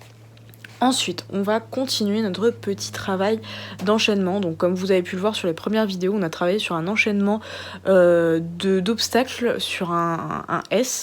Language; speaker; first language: French; native; French